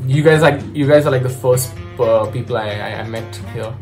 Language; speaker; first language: English; non-native, local second language; Marathi